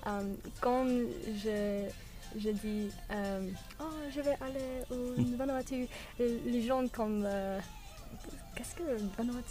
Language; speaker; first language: French; non-native, learner; English